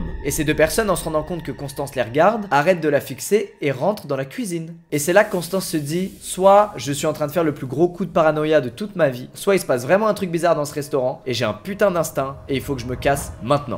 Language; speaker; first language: French; native; French